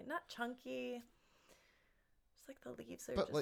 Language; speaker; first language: English; native; English